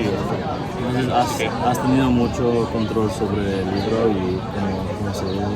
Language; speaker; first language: Spanish; non-native, learner; English